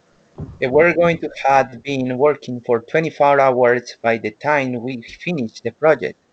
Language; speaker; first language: English; non-native, learner; Spanish